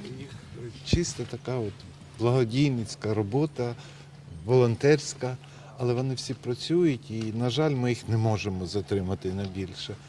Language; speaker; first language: Ukrainian; native; Ukrainian